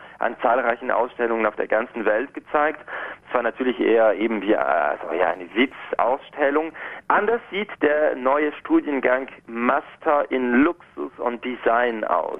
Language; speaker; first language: German; non-native, local second language; French